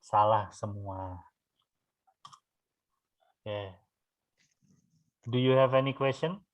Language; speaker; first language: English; non-native, fluent; Indonesian